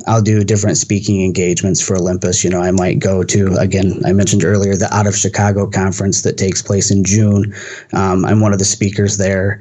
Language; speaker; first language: English; native; English